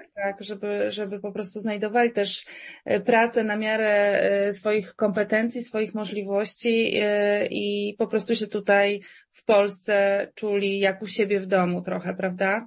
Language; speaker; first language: Polish; native; Polish